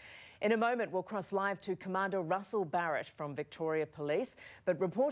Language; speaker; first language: English; native; English